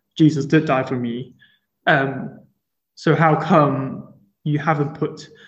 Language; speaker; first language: English; non-native, local second language; Cantonese